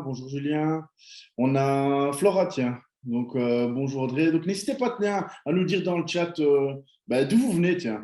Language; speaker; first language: French; native; French